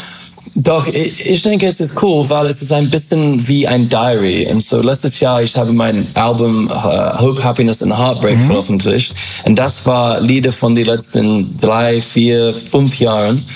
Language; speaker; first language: German; non-native, fluent; English